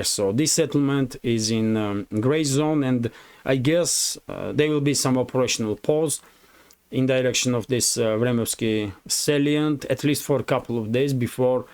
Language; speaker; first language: English; non-native, fluent; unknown